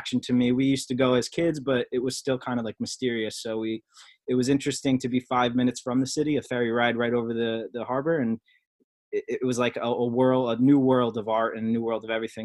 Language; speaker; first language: English; native; English